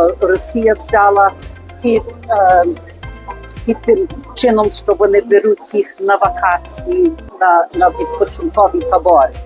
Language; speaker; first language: Ukrainian; early bilingual, heritage; Ukrainian